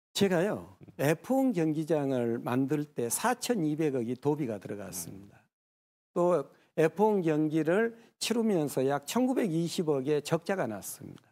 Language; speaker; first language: Korean; native; Korean